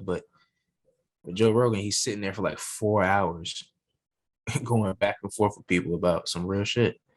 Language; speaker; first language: English; native; English